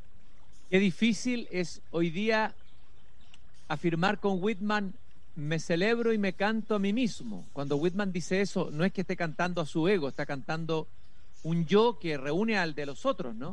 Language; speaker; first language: Spanish; native; Spanish